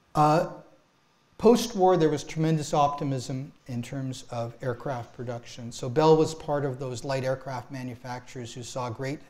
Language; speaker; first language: English; native; English